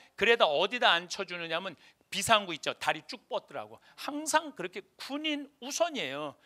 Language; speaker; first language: Korean; native; Korean